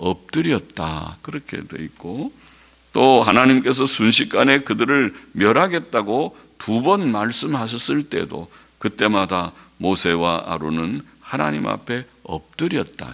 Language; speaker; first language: Korean; native; Korean